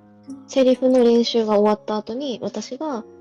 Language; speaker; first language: Japanese; native; Japanese